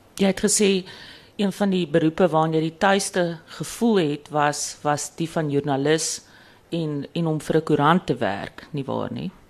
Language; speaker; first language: Afrikaans; native; Afrikaans